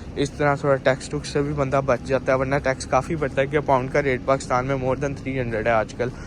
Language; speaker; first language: Urdu; native; Urdu